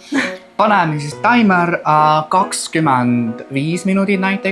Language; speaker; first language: Estonian; early bilingual, other home language; Chinese